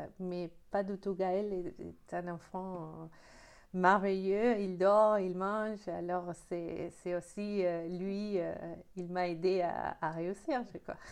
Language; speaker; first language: French; non-native, fluent; Spanish